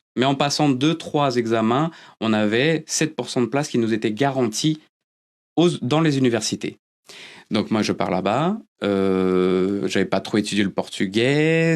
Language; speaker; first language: French; early bilingual, other home language; Portuguese